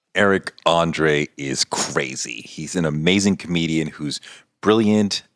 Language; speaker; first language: English; native; English